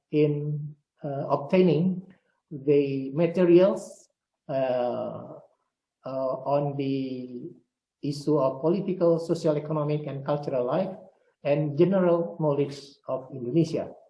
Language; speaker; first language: English; non-native, fluent; Indonesian